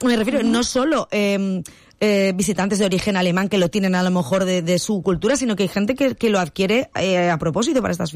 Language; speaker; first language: Spanish; native; Spanish